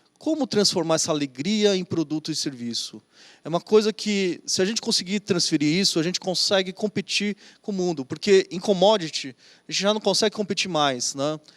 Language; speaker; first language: Portuguese; native; Portuguese